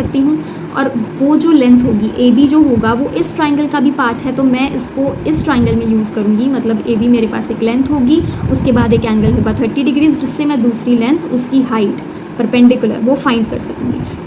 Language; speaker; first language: Hindi; native; Hindi